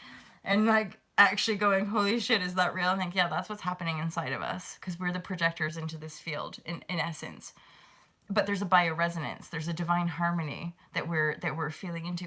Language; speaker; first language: English; native; English